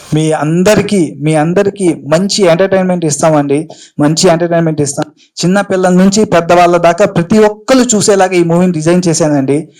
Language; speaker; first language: Telugu; native; Telugu